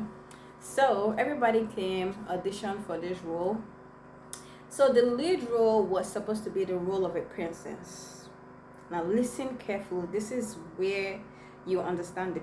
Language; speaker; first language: English; non-native, local second language; Igbo